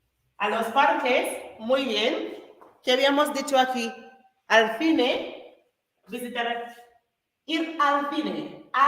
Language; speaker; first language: Spanish; non-native, fluent; English